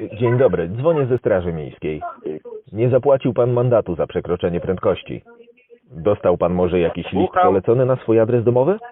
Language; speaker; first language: Polish; native; Polish